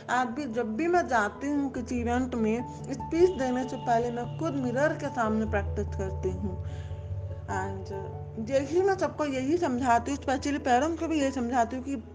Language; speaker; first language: Hindi; native; Hindi